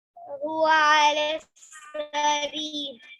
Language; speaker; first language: Arabic; non-native, learner; Urdu